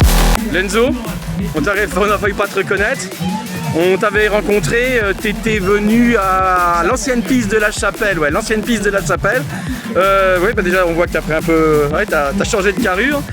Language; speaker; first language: French; native; French